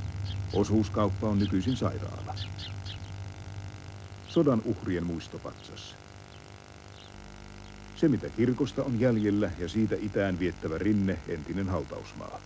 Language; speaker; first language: Finnish; native; Finnish